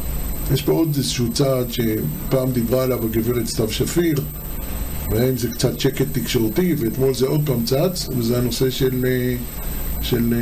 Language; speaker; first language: Hebrew; native; Hebrew